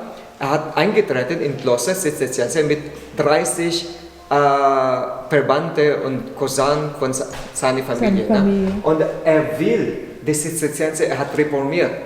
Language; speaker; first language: German; non-native, learner; Filipino